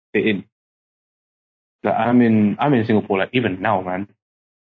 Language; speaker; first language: English; native; English